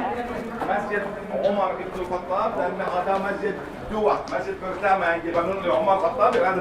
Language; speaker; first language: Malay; non-native, learner; Arabic